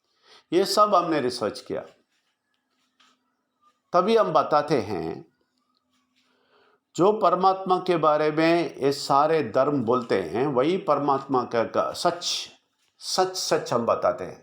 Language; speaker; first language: Hindi; non-native, local second language; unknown